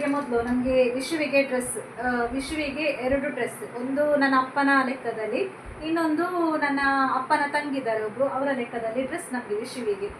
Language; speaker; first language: Kannada; native; Kannada